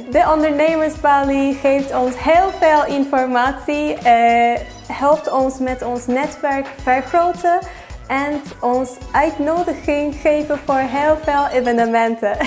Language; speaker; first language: Dutch; non-native, learner; Turkish